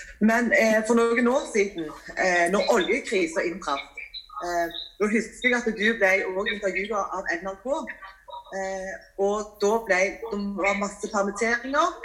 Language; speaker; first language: Norwegian; native; Norwegian